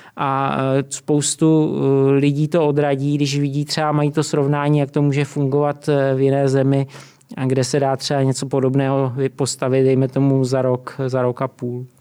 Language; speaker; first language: Czech; native; Czech